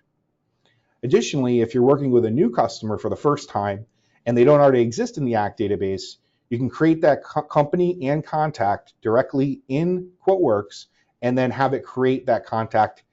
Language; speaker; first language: English; native; English